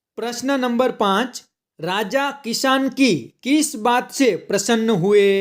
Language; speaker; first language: Hindi; non-native, local second language; Gujarati